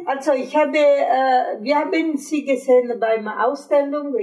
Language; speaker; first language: German; non-native, fluent; Italian